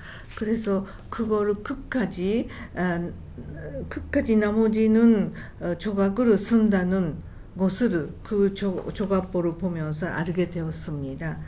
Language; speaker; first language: Korean; non-native, fluent; Japanese